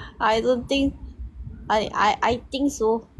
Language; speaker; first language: English; non-native, learner; Korean